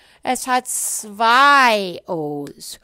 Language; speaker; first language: German; non-native, fluent; English